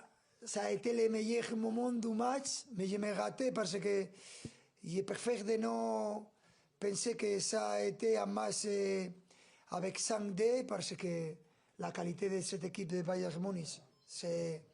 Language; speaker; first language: French; non-native, fluent; Spanish